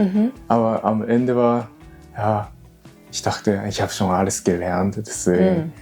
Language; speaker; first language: German; non-native, learner; Japanese